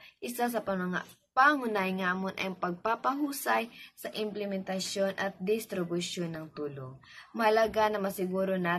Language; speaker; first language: Filipino; native; Filipino